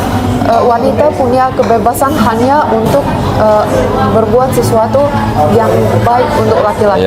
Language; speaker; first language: Indonesian; non-native, fluent; Finnish